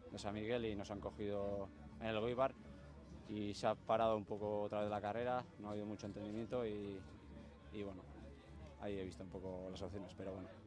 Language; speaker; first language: Spanish; non-native, local second language; Basque